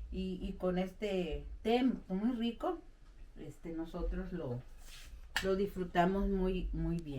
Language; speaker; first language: Spanish; native; Spanish